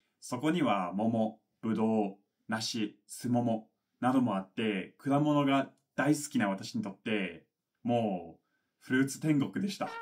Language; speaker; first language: Japanese; non-native, fluent; English